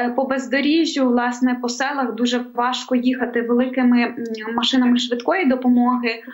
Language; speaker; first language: Ukrainian; native; Ukrainian